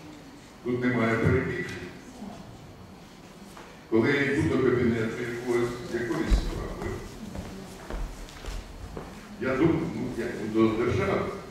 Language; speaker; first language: Ukrainian; non-native, local second language; Russian